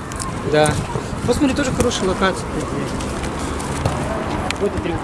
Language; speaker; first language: Russian; native; Russian